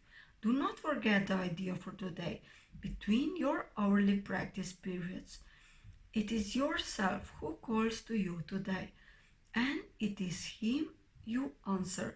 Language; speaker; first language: English; non-native, fluent; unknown